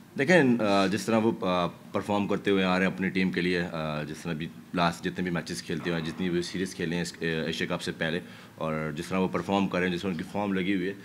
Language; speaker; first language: Urdu; native; Urdu